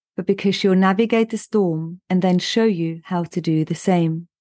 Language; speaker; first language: English; non-native, fluent; German